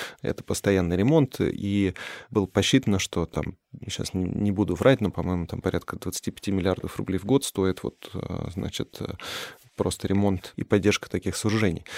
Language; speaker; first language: Russian; native; Russian